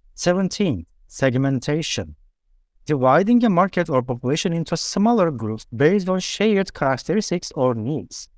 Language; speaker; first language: English; non-native, fluent; Turkish